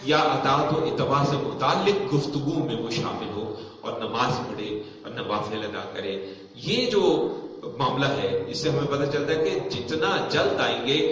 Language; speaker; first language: Urdu; non-native, local second language; Punjabi